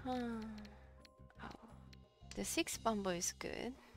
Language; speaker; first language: English; non-native, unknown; Japanese